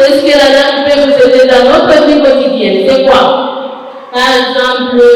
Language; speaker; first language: French; non-native, local second language; Kinyarwanda